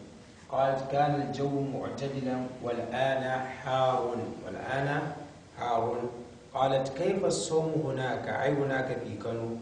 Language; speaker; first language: Arabic; non-native, fluent; Hausa